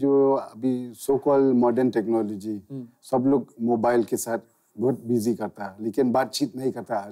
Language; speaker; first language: Hindi; non-native, local second language; Khasi